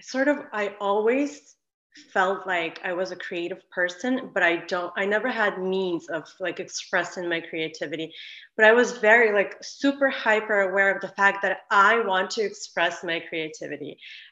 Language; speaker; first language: English; non-native, fluent; Ukrainian